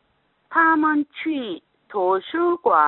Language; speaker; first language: Chinese; non-native, learner; Korean